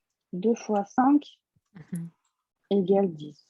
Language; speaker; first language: French; non-native, fluent; Russian